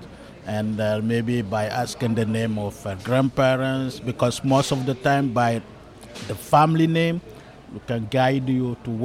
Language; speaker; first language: English; non-native, fluent; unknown